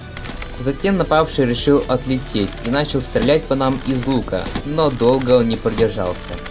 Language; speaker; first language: Russian; native; Russian